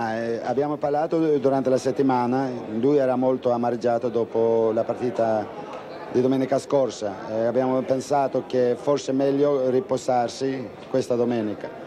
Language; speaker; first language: Italian; non-native, fluent; Swedish